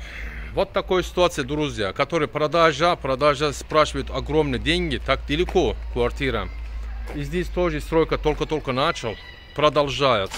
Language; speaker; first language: Russian; non-native, learner; Turkish